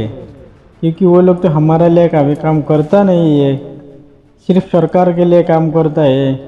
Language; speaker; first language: Hindi; non-native, local second language; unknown